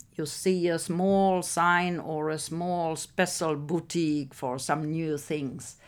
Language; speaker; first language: English; non-native, fluent; Finnish